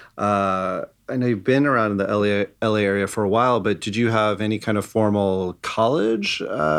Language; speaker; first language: English; native; English